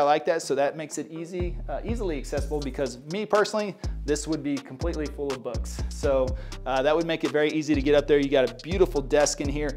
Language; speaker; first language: English; native; English